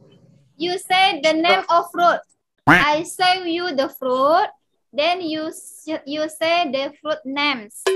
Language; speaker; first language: English; non-native, learner; Indonesian